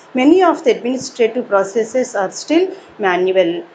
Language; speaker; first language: English; non-native, local second language; Telugu